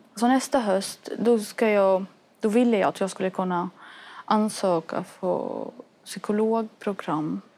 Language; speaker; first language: Swedish; non-native, fluent; Arabic